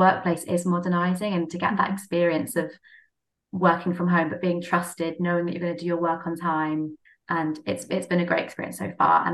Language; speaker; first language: English; native; English